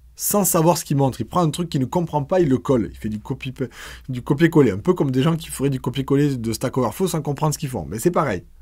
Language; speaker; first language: French; native; French